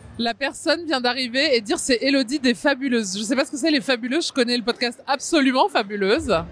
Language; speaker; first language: French; native; French